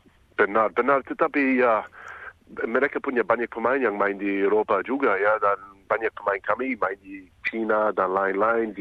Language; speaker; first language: Indonesian; non-native, fluent; English